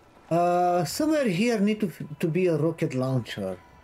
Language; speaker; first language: English; non-native, fluent; Romanian